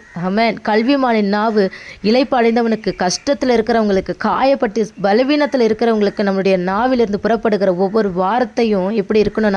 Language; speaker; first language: Tamil; native; Tamil